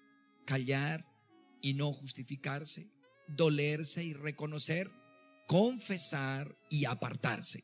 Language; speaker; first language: Spanish; native; Spanish